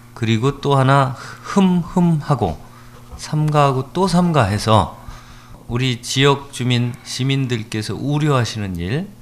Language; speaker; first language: Korean; native; Korean